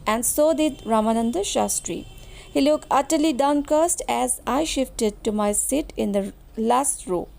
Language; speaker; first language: English; non-native, local second language; Assamese